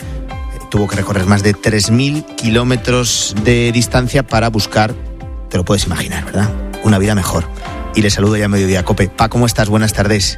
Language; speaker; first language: Spanish; native; Spanish